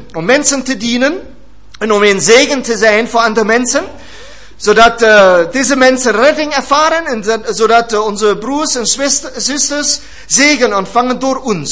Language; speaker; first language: Dutch; non-native, learner; German